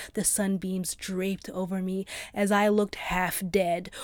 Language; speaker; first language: English; early bilingual, other home language; Arabic